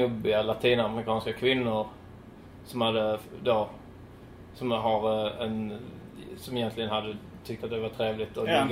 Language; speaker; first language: Swedish; native; Swedish